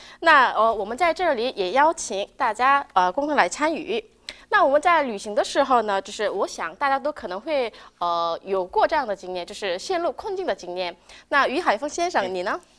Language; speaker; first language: Chinese; non-native, fluent; Korean